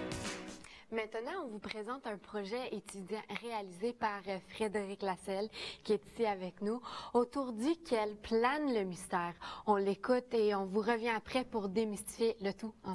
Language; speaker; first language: French; native; French